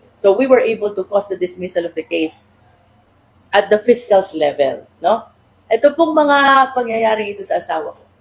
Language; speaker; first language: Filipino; native; Filipino